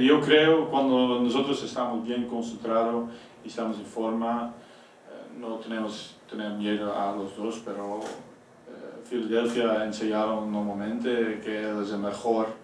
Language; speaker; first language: Spanish; non-native, fluent; Dutch